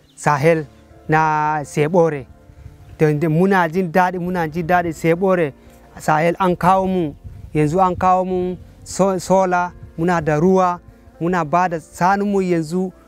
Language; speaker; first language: Hausa; non-native, local second language; Fula